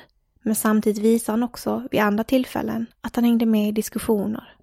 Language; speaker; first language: Swedish; native; Swedish